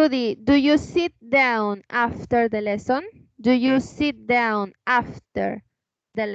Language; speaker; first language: English; non-native, fluent; Spanish